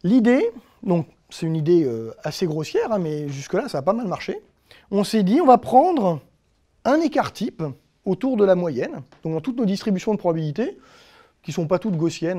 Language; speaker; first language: French; native; French